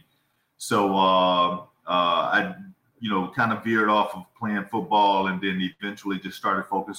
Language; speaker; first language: English; native; English